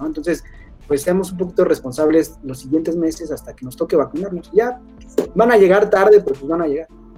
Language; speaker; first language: Spanish; native; Spanish